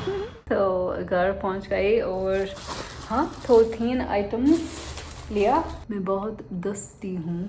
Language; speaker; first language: Hindi; non-native, learner; English